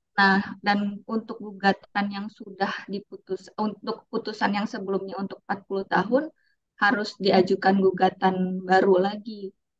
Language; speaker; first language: Indonesian; native; Indonesian